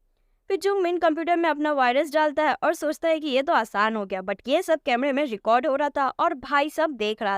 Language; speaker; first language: Hindi; native; Hindi